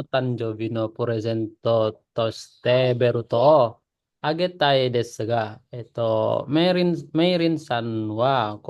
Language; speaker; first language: Japanese; non-native, learner; Indonesian